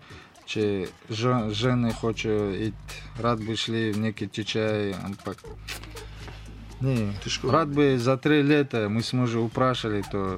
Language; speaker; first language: Slovenian; non-native, learner; Russian